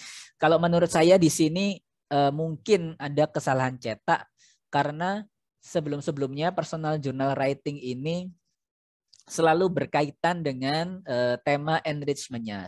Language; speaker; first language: Indonesian; native; Indonesian